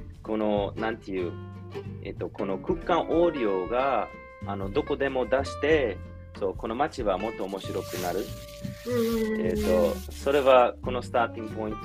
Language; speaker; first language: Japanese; non-native, learner; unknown